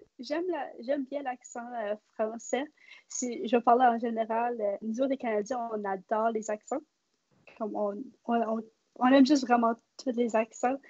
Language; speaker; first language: French; native; French